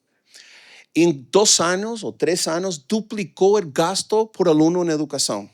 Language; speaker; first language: Portuguese; non-native, fluent; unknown